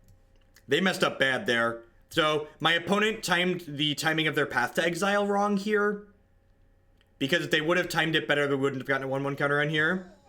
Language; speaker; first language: English; native; English